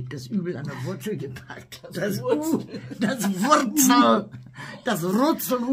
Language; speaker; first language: German; native; German